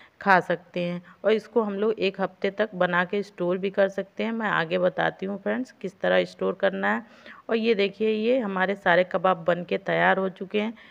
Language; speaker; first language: Hindi; native; Hindi